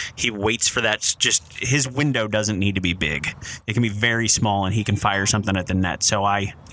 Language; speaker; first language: English; native; English